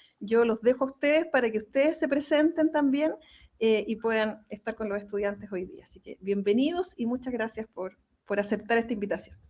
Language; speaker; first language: Spanish; native; Spanish